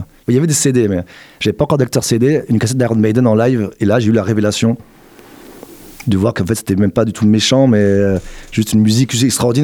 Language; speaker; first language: French; native; French